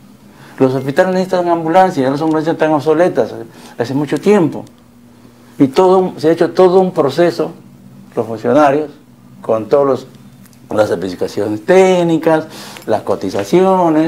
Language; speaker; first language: Spanish; native; Spanish